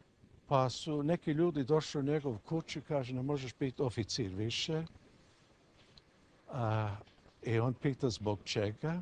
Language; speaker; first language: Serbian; early bilingual, heritage; English